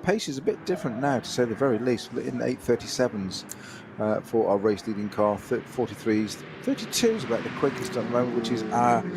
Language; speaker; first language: English; native; English